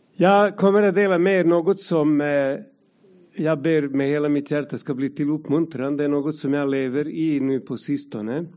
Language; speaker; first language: Swedish; non-native, fluent; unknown